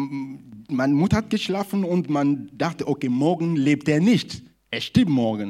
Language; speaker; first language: German; non-native, fluent; Lingala